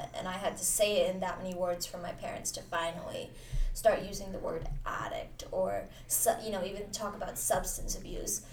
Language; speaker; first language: English; early bilingual, other home language; Hindi